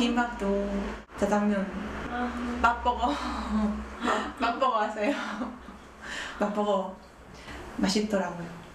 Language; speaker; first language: Korean; non-native, learner; Spanish